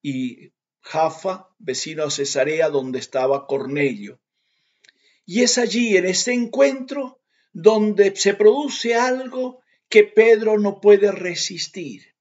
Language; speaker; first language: Spanish; native; Spanish